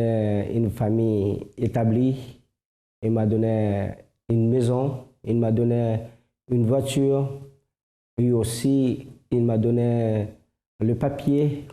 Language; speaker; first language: French; non-native, fluent; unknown